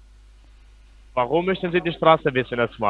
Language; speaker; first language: German; non-native, fluent; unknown